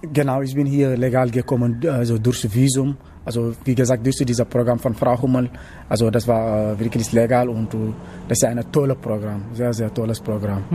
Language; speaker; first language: German; non-native, learner; Wolof